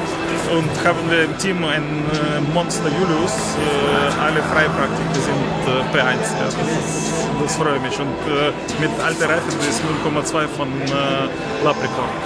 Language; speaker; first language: German; non-native, learner; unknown